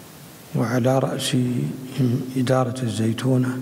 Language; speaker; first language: Arabic; native; Arabic